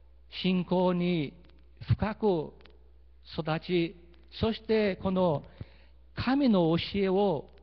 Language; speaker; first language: Japanese; early bilingual, heritage; Portuguese